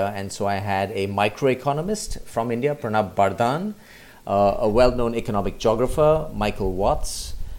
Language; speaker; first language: English; non-native, local second language; Hindi